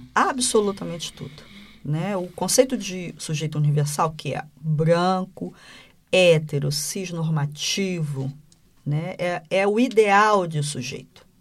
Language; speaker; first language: Portuguese; native; Portuguese